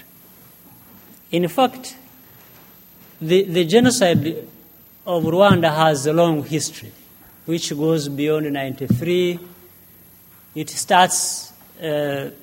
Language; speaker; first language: English; non-native, local second language; Kinyarwanda